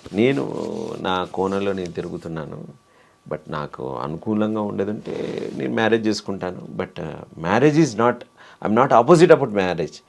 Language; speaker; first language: Telugu; native; Telugu